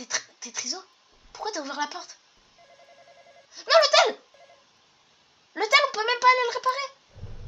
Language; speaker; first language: French; native; French